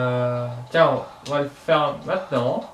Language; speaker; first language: French; native; French